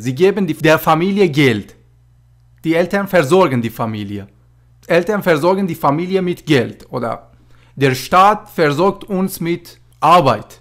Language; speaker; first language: German; non-native, fluent; Persian